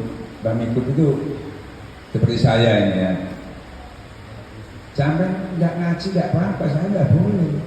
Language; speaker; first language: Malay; non-native, local second language; Javanese